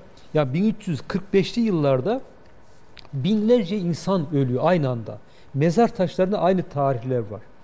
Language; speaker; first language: Turkish; native; Turkish